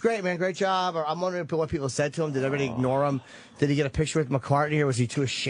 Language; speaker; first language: English; native; English